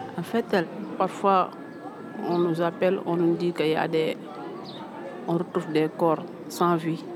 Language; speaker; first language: French; non-native, local second language; Fula